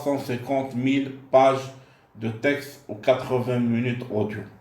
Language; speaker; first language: French; non-native, local second language; Arabic